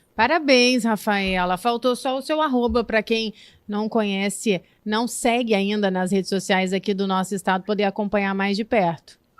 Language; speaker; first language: Portuguese; native; Portuguese